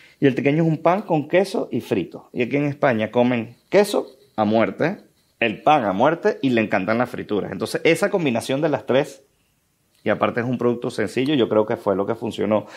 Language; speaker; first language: Spanish; native; Spanish